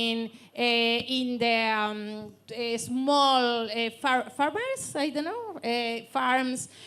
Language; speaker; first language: English; non-native, learner; Spanish